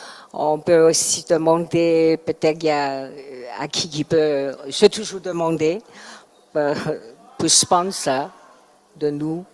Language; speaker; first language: French; non-native, learner; Chinese